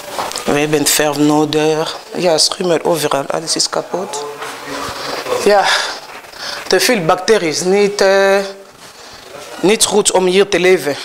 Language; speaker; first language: Dutch; non-native, learner; Lingala